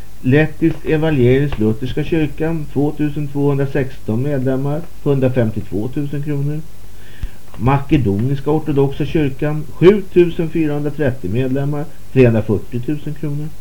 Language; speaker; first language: Swedish; native; Swedish